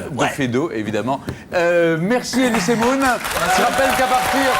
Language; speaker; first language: French; native; French